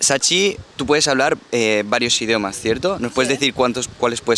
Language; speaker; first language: Spanish; native; Spanish